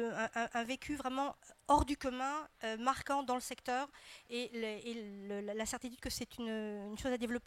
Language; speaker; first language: French; native; French